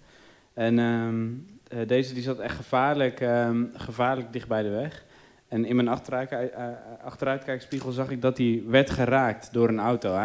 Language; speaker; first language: Dutch; native; Dutch